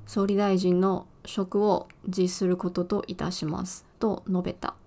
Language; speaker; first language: Japanese; non-native, fluent; Chinese